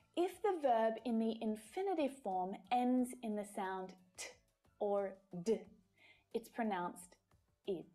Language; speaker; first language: English; native; English